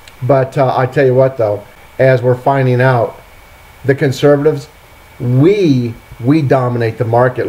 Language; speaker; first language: English; native; English